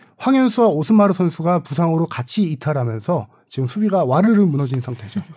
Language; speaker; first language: Korean; native; Korean